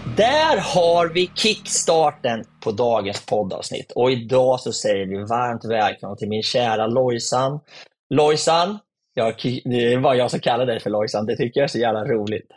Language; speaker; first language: Swedish; native; Swedish